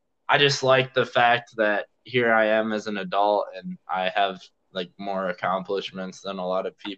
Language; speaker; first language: English; native; English